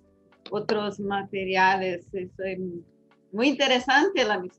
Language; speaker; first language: Spanish; non-native, learner; Portuguese